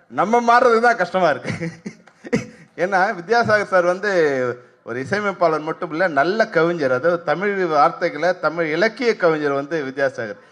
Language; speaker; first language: Tamil; native; Tamil